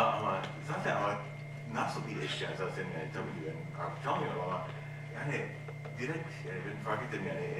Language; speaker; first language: Turkish; non-native, learner; English